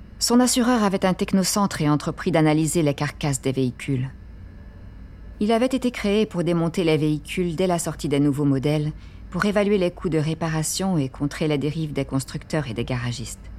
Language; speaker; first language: French; native; French